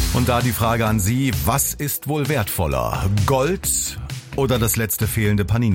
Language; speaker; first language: German; native; German